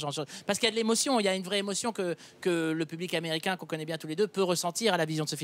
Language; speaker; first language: French; native; French